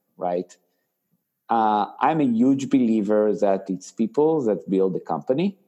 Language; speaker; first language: English; non-native, fluent; Hebrew